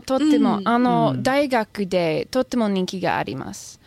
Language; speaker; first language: Japanese; non-native, learner; English